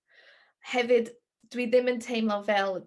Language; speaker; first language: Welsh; non-native, learner; English